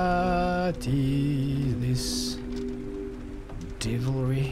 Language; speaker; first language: English; non-native, learner; French